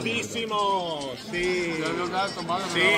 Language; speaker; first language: Italian; native; Italian